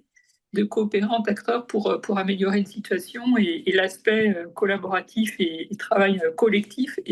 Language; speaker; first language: French; native; French